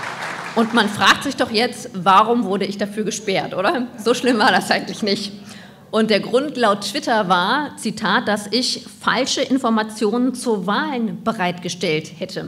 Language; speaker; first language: German; native; German